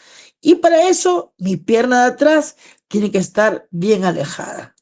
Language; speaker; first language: Spanish; native; Spanish